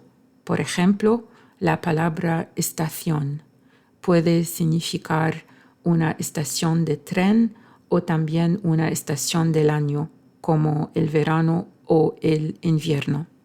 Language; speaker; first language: Spanish; non-native, fluent; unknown